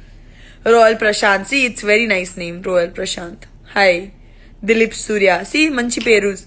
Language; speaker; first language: Telugu; non-native, local second language; Gujarati